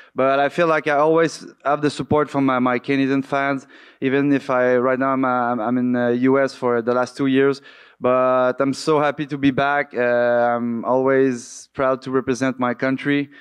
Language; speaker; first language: English; native; English